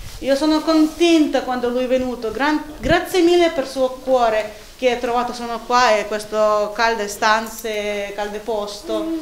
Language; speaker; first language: Italian; non-native, learner; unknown